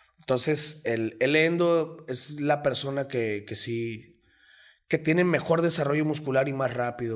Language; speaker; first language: Spanish; native; Spanish